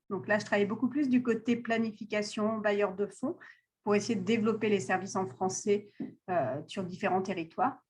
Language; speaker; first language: French; native; French